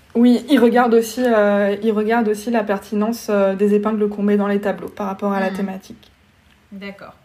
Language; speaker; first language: French; native; French